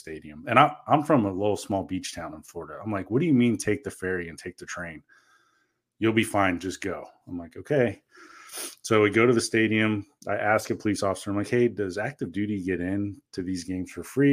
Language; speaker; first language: English; early bilingual, other home language; Korean